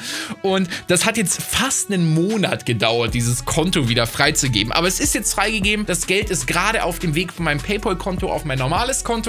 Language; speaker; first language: German; native; German